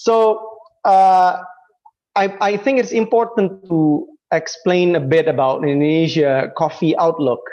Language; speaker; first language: English; non-native, fluent; Indonesian